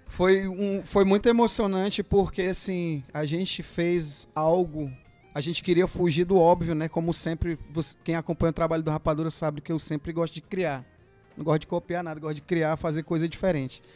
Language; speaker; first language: Portuguese; native; Portuguese